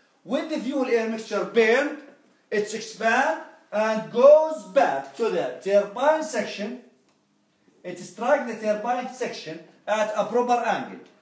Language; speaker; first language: English; non-native, fluent; Arabic